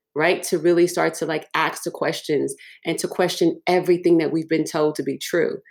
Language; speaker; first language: English; early bilingual, other home language; Yoruba